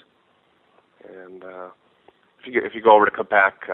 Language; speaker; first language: English; native; English